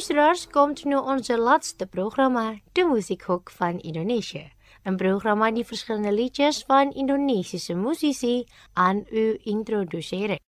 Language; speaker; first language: Dutch; non-native, learner; Indonesian